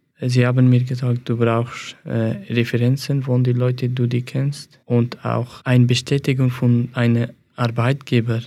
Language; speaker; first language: German; non-native, fluent; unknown